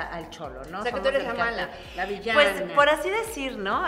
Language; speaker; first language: Spanish; native; Spanish